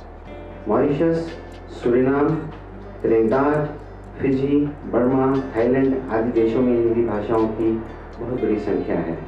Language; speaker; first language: Hindi; native; Hindi